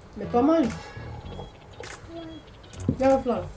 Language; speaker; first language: French; non-native, learner; Romanian